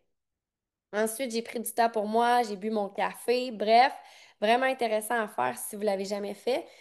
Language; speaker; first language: French; native; French